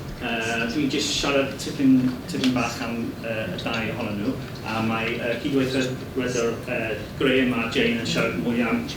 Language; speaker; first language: Welsh; non-native, learner; English